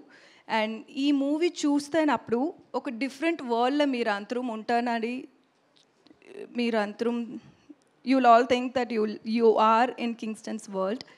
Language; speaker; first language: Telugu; non-native, learner; Tamil